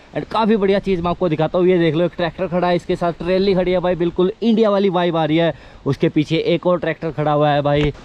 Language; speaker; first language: Hindi; native; Hindi